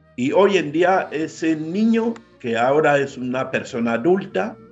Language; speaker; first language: Spanish; non-native, fluent; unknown